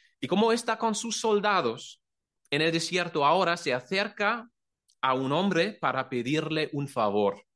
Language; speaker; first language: Spanish; non-native, fluent; German